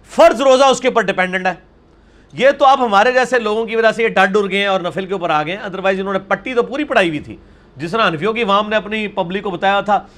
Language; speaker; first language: Urdu; non-native, local second language; Punjabi